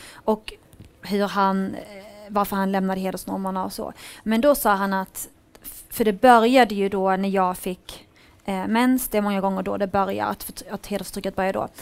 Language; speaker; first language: Swedish; early bilingual, other home language; Arabic